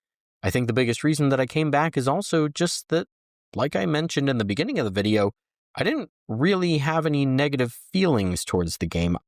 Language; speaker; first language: English; native; English